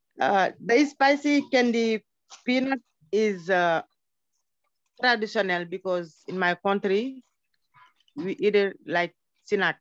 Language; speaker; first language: English; non-native, learner; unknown